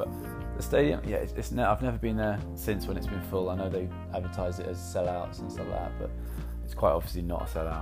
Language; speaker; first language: English; native; English